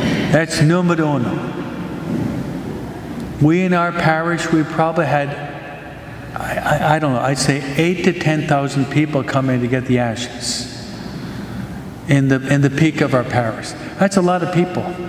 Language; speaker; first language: English; native; English